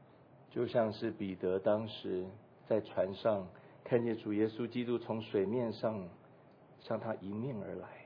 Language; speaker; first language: Chinese; native; Chinese